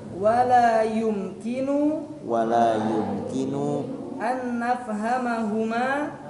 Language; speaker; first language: Arabic; non-native, fluent; Indonesian